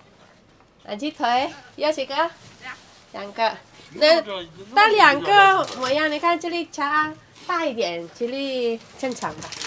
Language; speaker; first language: Chinese; non-native, learner; Indonesian